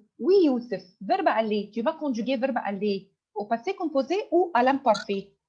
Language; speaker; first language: French; non-native, fluent; Arabic